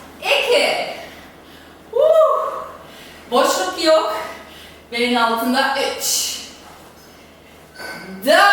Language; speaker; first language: Turkish; non-native, fluent; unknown